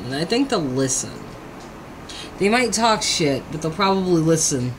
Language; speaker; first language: English; native; English